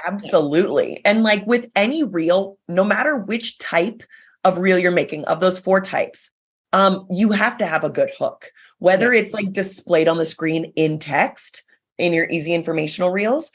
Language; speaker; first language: English; native; English